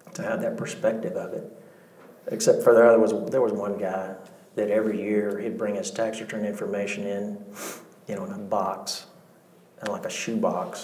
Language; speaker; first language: English; native; English